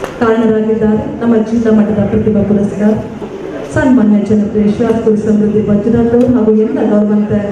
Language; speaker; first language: Kannada; native; Kannada